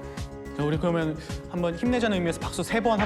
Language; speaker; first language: Korean; native; Korean